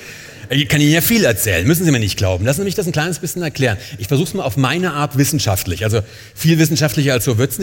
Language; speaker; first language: German; native; German